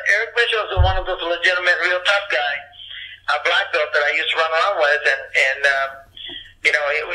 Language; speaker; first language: English; early bilingual, other home language; Japanese